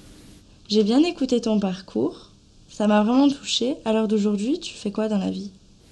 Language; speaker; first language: French; native; French